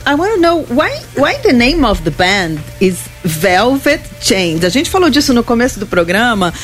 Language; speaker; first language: English; non-native, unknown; Portuguese